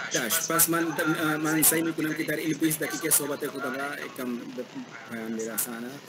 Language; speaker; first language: Persian; non-native, learner; Hindi